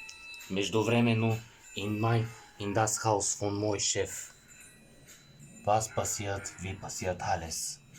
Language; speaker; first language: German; non-native, learner; Bulgarian